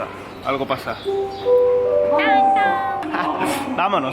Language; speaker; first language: Spanish; native; Spanish